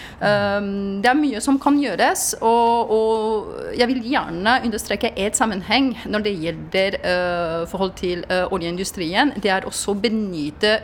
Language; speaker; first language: Norwegian; non-native, fluent; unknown